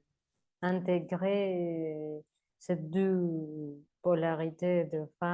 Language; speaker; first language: French; non-native, learner; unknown